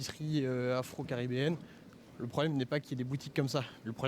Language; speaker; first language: French; native; French